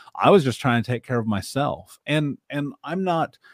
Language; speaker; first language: English; native; English